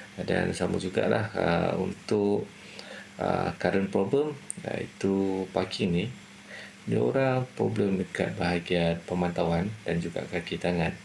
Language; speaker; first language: Malay; native; Malay